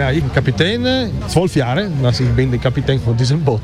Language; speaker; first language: German; non-native, learner; Italian